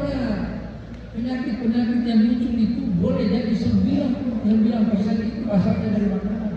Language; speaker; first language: Indonesian; non-native, local second language; Buginese